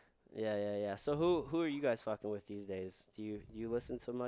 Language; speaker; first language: English; native; English